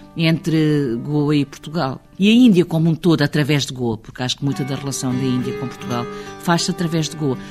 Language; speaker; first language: Portuguese; early bilingual, heritage; Portuguese